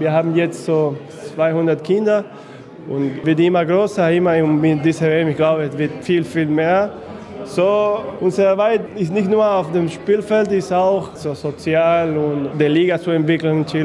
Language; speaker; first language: German; non-native, fluent; Spanish